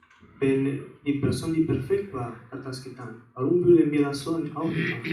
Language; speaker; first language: German; non-native, fluent; Spanish